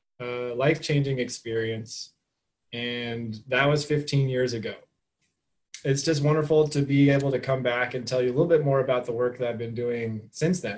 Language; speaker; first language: English; native; English